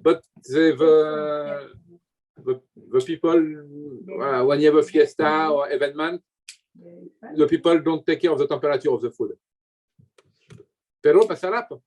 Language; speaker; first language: English; non-native, learner; French